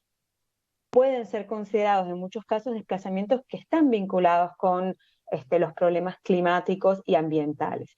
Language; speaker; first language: Spanish; native; Spanish